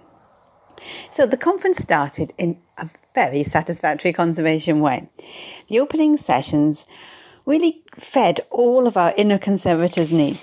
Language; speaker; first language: English; native; English